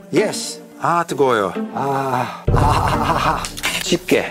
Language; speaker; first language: Korean; non-native, learner; Italian